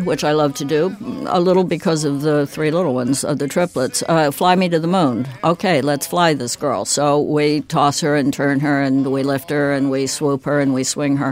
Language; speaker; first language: English; native; English